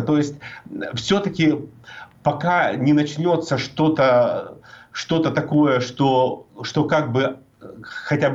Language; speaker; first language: Russian; native; Russian